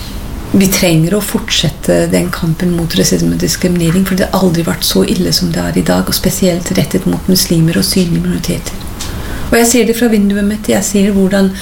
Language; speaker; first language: Norwegian; non-native, fluent; English